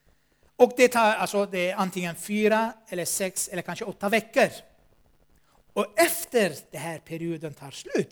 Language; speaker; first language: Swedish; non-native, fluent; Armenian